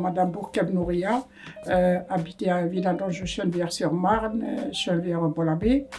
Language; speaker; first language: French; non-native, fluent; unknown